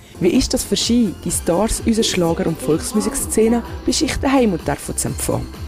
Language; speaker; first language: German; native; German